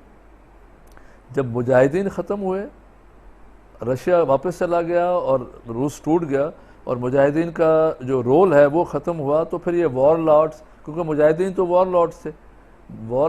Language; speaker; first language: Urdu; non-native, local second language; Sindhi